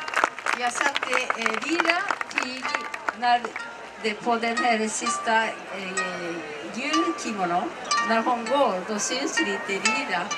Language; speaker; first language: Swedish; non-native, learner; Japanese